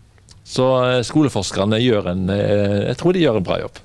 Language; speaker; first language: Norwegian; non-native, fluent; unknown